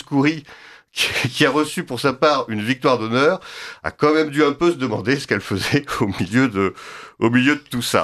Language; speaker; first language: French; native; French